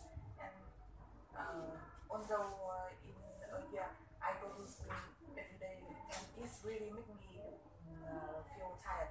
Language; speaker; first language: English; non-native, learner; Vietnamese